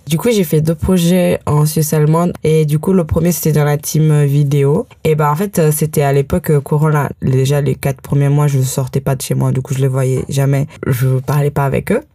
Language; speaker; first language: French; early bilingual, heritage; French